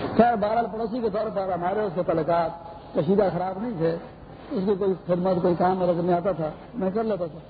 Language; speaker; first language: Urdu; non-native, local second language; Pashto